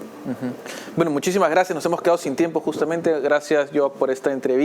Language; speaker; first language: Spanish; native; Spanish